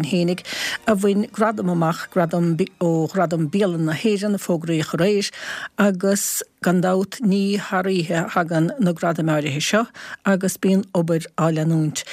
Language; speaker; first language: Irish; native; Irish